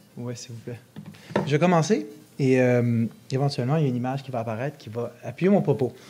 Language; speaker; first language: French; native; French